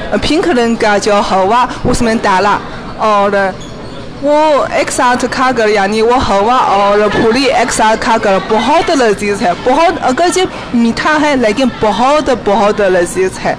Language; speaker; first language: Hindi; non-native, fluent; Chinese